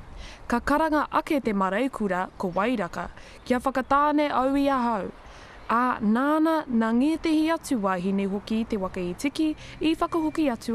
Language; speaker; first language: Māori; native; Māori